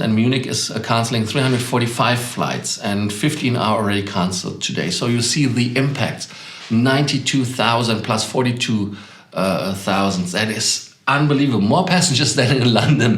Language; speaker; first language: English; non-native, fluent; German